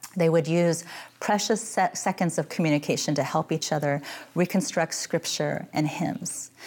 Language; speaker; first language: English; native; English